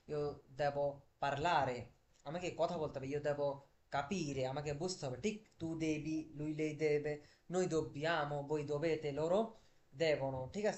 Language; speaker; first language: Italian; non-native, fluent; Bangla